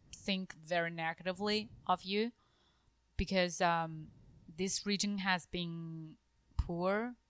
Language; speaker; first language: English; non-native, fluent; Chinese